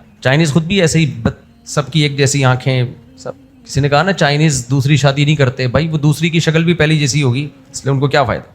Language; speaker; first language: Urdu; native; Urdu